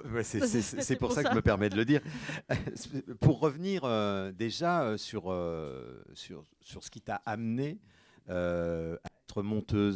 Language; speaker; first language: French; native; French